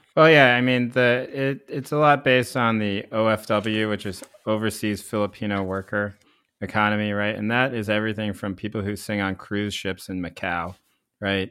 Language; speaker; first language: English; early bilingual, other home language; Korean